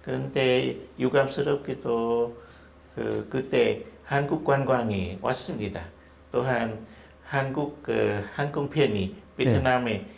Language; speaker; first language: Korean; non-native, fluent; Vietnamese